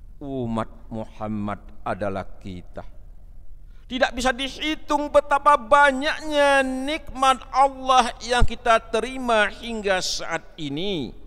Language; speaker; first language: Malay; non-native, local second language; Achinese